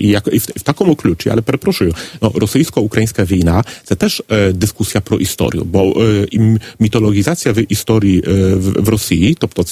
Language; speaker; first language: Polish; non-native, learner; Ukrainian